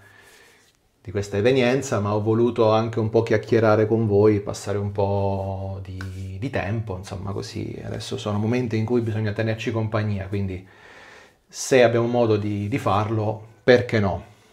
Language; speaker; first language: Italian; native; Italian